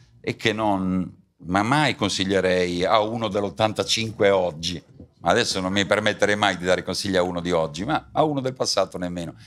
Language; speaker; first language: Italian; native; Italian